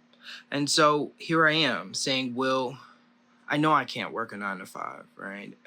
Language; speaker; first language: English; native; English